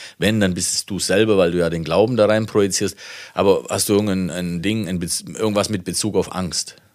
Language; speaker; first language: German; non-native, fluent; Italian